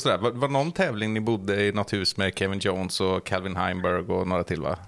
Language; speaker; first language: Swedish; native; Swedish